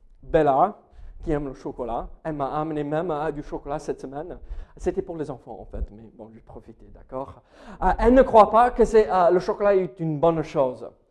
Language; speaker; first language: French; non-native, fluent; English